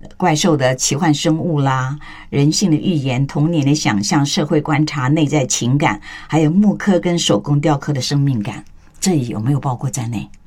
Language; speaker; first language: Chinese; native; Chinese